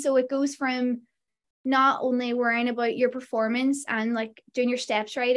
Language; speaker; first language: English; native; English